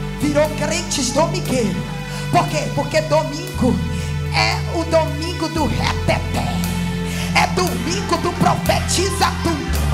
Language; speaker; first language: Portuguese; native; Portuguese